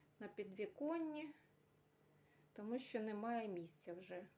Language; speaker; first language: Ukrainian; non-native, local second language; Russian